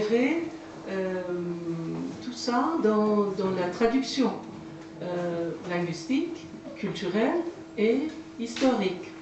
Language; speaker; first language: French; non-native, fluent; Persian